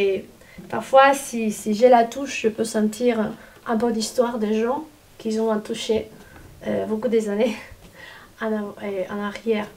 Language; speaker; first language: French; non-native, fluent; Spanish